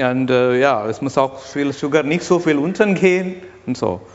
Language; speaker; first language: German; non-native, learner; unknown